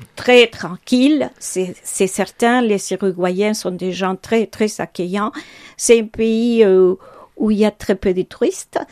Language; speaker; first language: French; non-native, fluent; Spanish